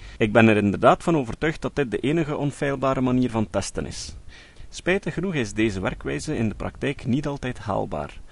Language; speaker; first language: Dutch; native; Dutch